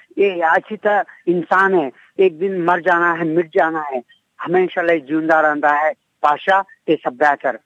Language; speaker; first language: Punjabi; non-native, fluent; Kannada